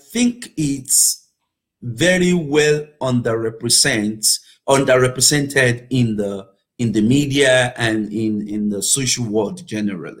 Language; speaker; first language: English; non-native, local second language; Yoruba